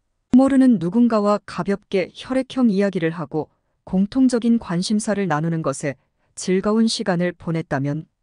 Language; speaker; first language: Korean; native; Korean